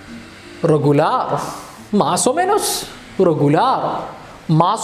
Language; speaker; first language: Spanish; non-native, fluent; Malayalam